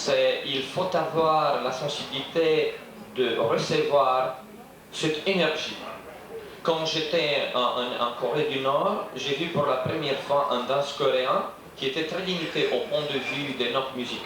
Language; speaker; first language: French; non-native, fluent; Romanian